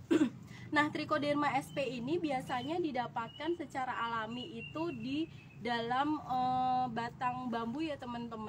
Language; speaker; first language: Indonesian; native; Indonesian